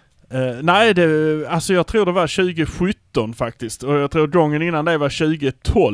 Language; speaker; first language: Swedish; native; Swedish